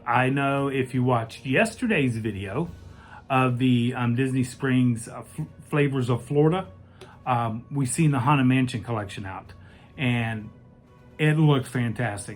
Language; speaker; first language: English; native; English